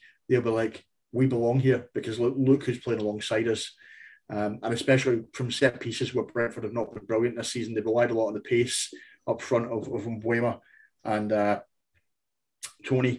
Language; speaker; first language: English; native; English